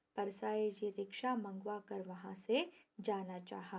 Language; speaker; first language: Hindi; non-native, local second language; Kannada